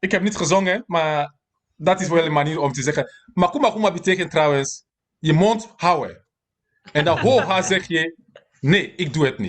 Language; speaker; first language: Dutch; non-native, fluent; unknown